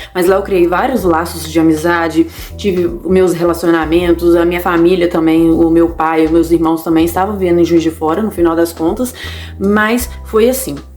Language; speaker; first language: Portuguese; native; Portuguese